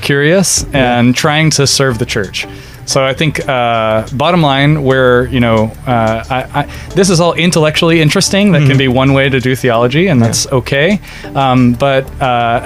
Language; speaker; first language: English; native; English